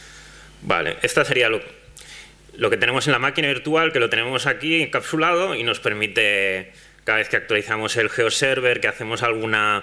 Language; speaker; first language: Spanish; non-native, local second language; Catalan